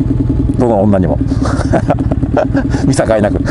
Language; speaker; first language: Japanese; native; Japanese